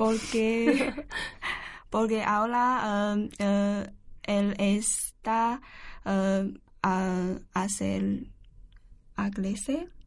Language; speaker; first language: Spanish; non-native, learner; Chinese